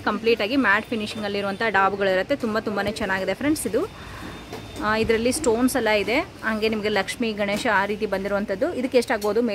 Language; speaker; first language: Kannada; native; Kannada